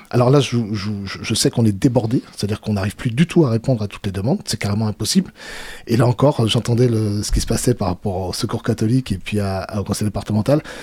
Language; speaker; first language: French; native; French